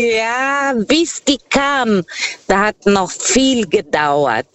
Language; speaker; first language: German; non-native, learner; Portuguese